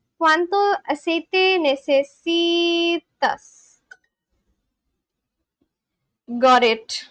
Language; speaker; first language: Spanish; non-native, learner; Bangla